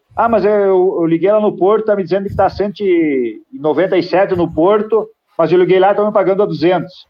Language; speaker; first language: Portuguese; native; Portuguese